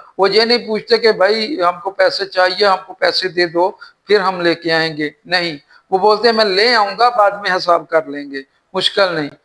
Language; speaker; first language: Urdu; non-native, local second language; Punjabi